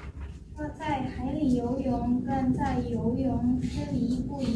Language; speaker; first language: Chinese; non-native, learner; Indonesian